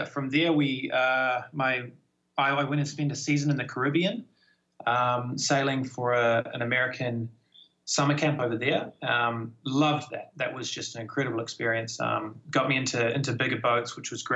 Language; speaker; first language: English; native; English